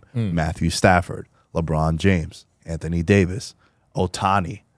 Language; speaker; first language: English; native; English